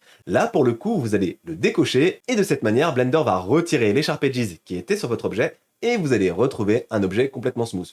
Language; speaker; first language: French; native; French